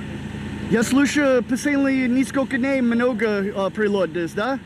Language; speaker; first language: Russian; non-native, learner; English